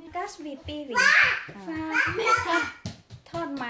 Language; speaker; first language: Finnish; non-native, learner; Thai